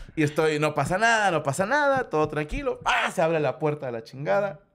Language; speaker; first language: Spanish; native; Spanish